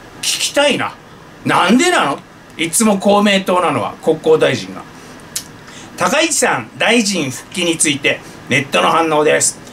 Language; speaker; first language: Japanese; native; Japanese